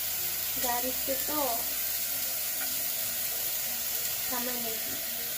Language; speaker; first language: Japanese; non-native, fluent; Filipino